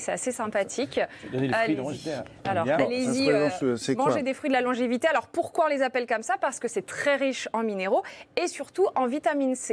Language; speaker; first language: French; native; French